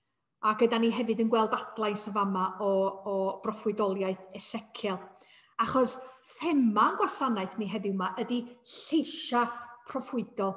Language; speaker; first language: Welsh; native; Welsh